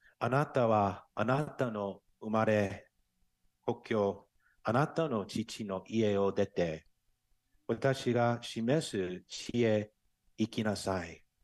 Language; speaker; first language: Japanese; non-native, fluent; English